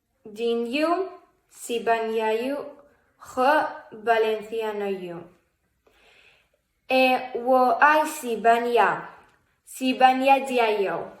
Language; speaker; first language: Chinese; non-native, learner; Spanish